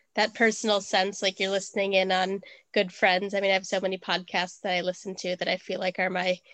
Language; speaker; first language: English; native; English